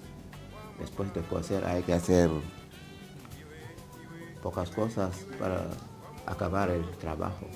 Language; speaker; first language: Spanish; non-native, learner; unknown